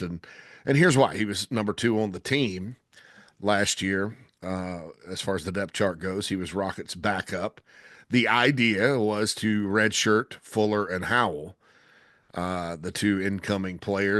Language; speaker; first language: English; native; English